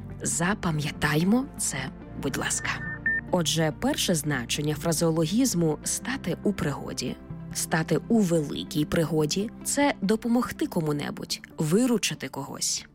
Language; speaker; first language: Ukrainian; native; Ukrainian